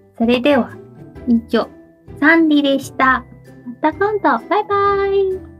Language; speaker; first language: Japanese; non-native, fluent; Chinese